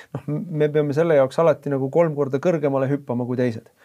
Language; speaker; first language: Estonian; native; Estonian